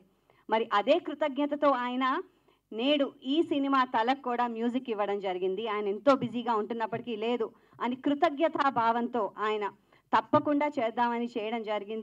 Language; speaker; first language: Telugu; native; Telugu